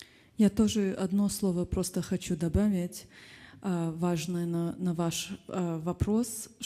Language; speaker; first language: Russian; non-native, fluent; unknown